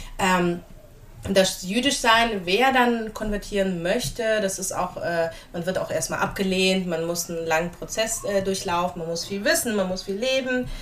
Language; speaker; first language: German; early bilingual, other home language; Russian